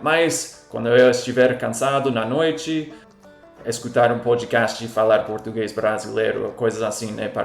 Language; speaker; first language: Portuguese; non-native, fluent; English